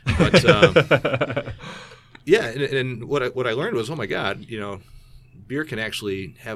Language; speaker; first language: English; native; English